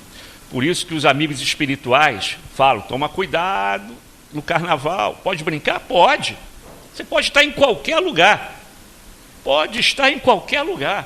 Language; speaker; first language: Portuguese; native; Portuguese